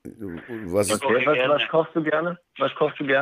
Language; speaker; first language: German; native; German